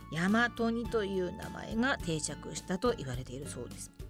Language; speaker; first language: Japanese; native; Japanese